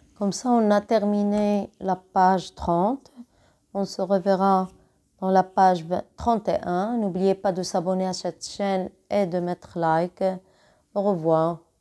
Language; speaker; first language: French; non-native, local second language; Arabic